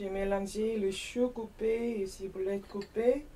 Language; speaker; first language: French; non-native, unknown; Korean